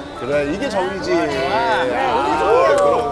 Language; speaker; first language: Korean; native; Korean